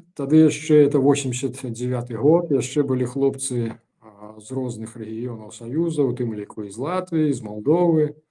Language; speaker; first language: Belarusian; native; Belarusian